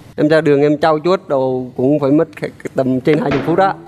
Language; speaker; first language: Vietnamese; native; Vietnamese